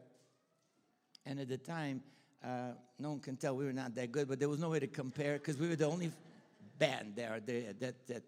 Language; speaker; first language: English; non-native, fluent; Bulgarian